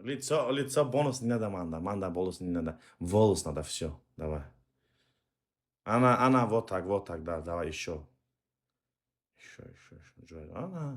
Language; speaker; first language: Russian; non-native, learner; Uzbek